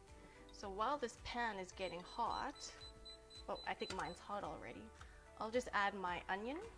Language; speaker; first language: English; native; English